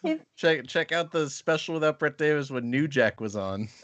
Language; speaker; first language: English; native; English